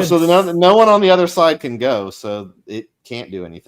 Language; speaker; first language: English; native; English